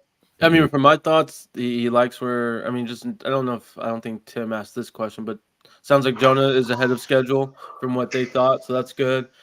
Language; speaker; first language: English; native; English